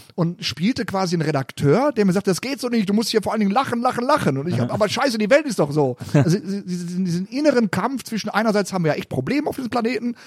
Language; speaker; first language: German; native; German